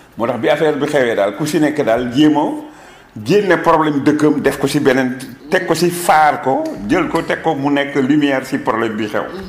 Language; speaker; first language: Wolof; non-native, local second language; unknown